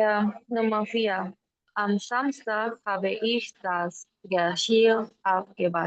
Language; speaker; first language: German; non-native, learner; Spanish